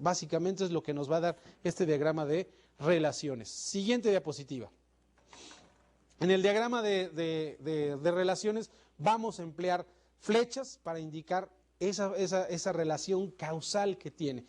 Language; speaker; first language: Spanish; native; Spanish